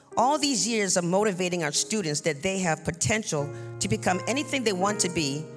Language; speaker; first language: English; native; English